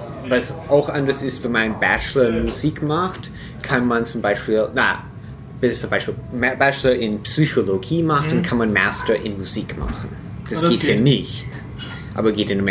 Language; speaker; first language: German; non-native, fluent; English